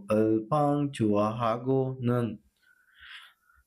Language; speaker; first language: Korean; non-native, fluent; Sinhala